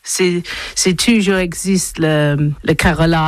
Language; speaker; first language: French; non-native, learner; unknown